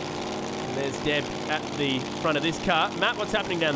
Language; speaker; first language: English; native; English